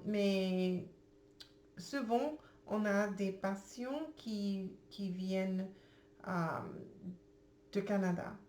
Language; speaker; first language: French; non-native, learner; English